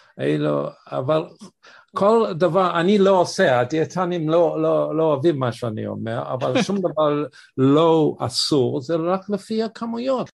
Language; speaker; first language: Hebrew; non-native, fluent; English